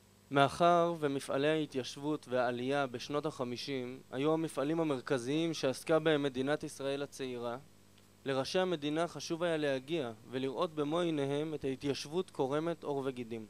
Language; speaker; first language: Hebrew; native; Hebrew